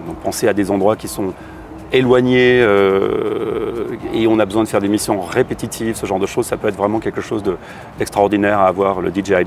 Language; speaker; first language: French; native; French